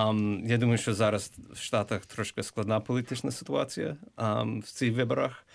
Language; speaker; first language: Ukrainian; early bilingual, heritage; English